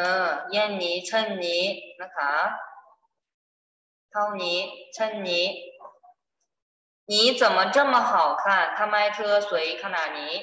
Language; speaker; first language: Chinese; non-native, fluent; Thai